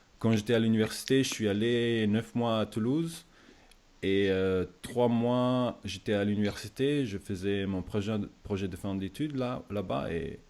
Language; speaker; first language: French; non-native, fluent; German